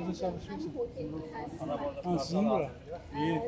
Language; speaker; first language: Turkish; non-native, learner; Persian